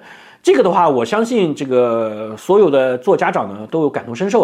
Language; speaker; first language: Chinese; native; Chinese